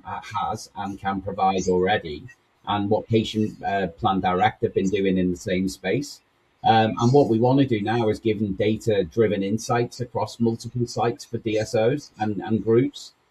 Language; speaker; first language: English; native; English